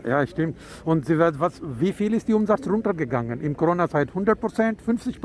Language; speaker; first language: German; non-native, fluent; Urdu